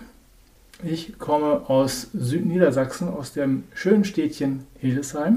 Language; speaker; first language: German; native; German